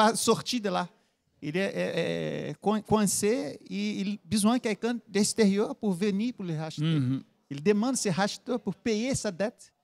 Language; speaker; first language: French; non-native, learner; Portuguese